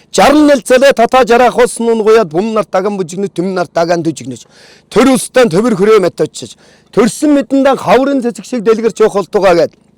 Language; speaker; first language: Mongolian; native; Mongolian